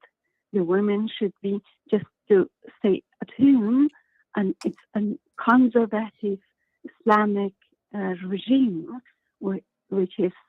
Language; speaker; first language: English; non-native, learner; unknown